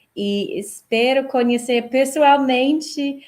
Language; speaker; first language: Portuguese; non-native, fluent; English